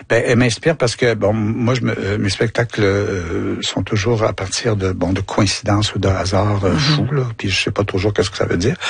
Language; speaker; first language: French; native; French